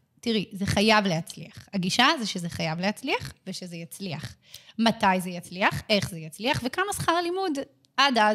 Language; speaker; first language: Hebrew; native; Hebrew